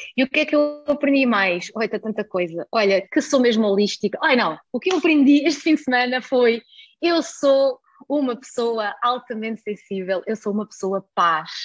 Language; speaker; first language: Portuguese; early bilingual, heritage; German